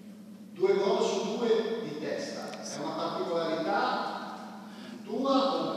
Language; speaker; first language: Italian; native; Italian